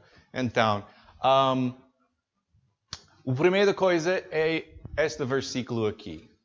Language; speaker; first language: Portuguese; non-native, learner; English